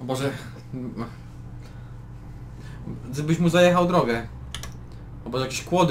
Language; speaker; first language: Polish; native; Polish